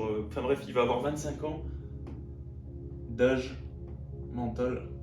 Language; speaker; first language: French; native; French